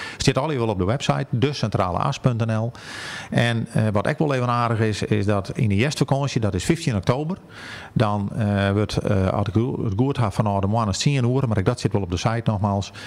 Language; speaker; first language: Dutch; non-native, local second language; Western Frisian